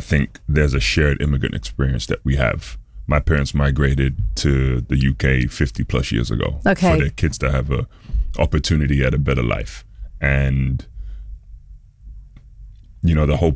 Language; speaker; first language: English; native; English